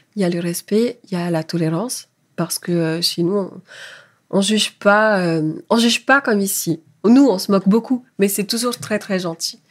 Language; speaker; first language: French; native; French